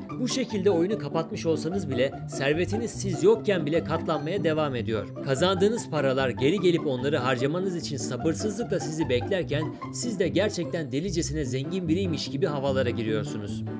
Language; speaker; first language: Turkish; native; Turkish